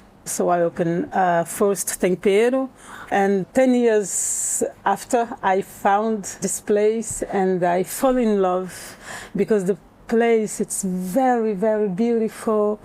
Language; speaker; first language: English; non-native, learner; Portuguese